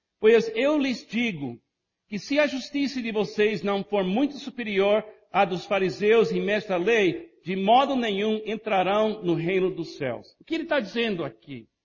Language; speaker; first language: Portuguese; non-native, fluent; English